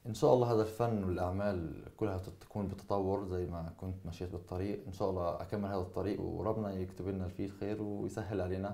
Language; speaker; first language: Arabic; native; Arabic